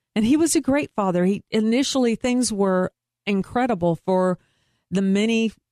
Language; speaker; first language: English; native; English